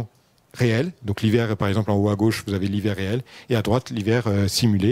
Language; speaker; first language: French; native; French